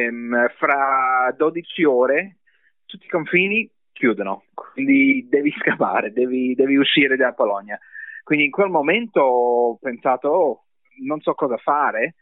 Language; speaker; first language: Italian; non-native, fluent; English